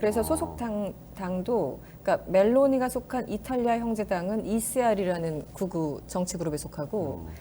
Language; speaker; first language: Korean; native; Korean